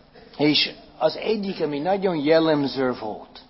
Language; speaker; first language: Hungarian; non-native, fluent; English